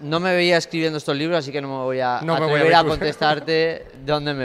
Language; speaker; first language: Spanish; native; Spanish